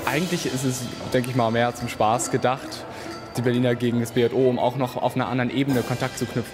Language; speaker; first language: German; native; German